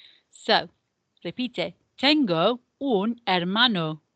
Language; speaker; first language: Spanish; non-native, fluent; English